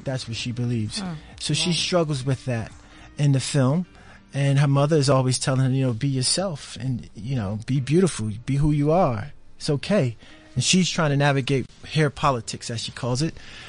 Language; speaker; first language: English; native; English